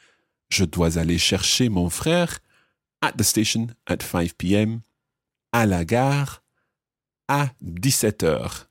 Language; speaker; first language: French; non-native, fluent; English